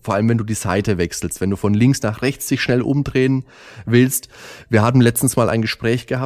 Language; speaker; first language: German; native; German